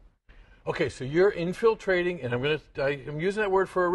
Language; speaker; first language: English; native; English